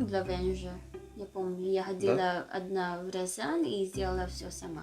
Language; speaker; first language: Russian; non-native, learner; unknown